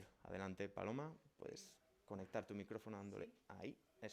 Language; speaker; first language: Spanish; native; Spanish